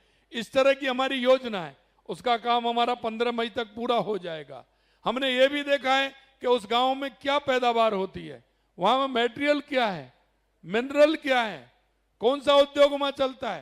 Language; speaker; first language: Hindi; native; Hindi